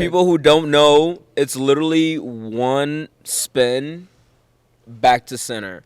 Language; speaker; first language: English; native; English